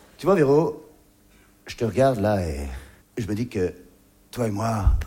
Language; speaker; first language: French; native; French